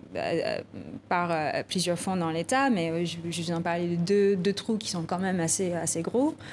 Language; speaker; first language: French; non-native, fluent; Filipino